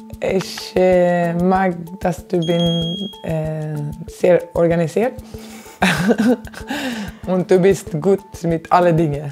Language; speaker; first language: German; non-native, learner; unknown